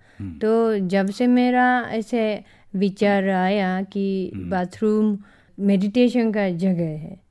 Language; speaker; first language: Hindi; non-native, fluent; Japanese